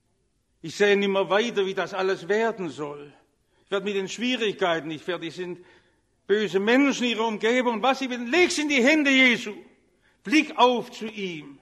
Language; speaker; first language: German; native; German